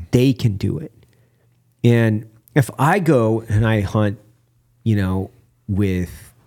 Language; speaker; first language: English; native; English